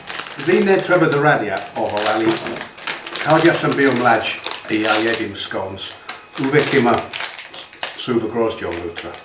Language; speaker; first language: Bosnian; non-native, learner; English